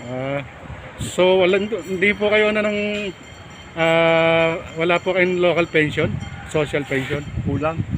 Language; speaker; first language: Filipino; native; Filipino